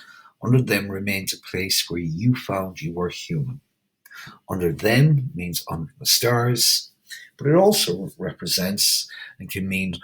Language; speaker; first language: English; native; English